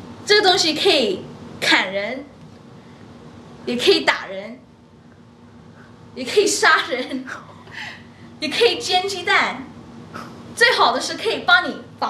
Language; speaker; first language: Chinese; non-native, learner; English